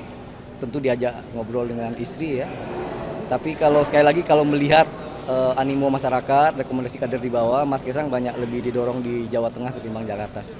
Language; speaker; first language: Indonesian; native; Indonesian